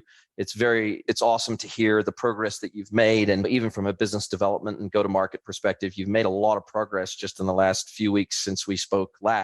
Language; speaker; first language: English; native; English